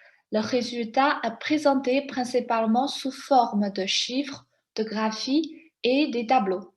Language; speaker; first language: French; non-native, fluent; Chinese